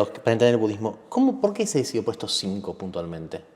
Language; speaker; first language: Spanish; native; Spanish